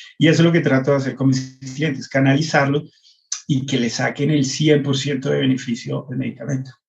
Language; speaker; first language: Spanish; early bilingual, heritage; Spanish